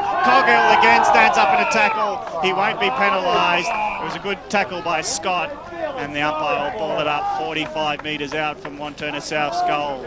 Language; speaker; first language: English; native; English